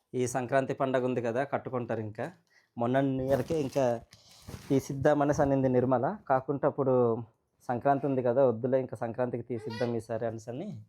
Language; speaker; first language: Telugu; non-native, local second language; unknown